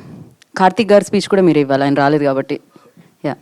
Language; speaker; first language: Telugu; native; Telugu